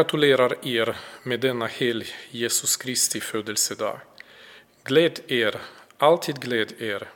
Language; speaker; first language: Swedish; non-native, fluent; Russian